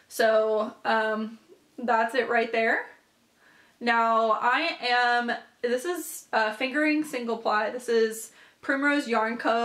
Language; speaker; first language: English; native; English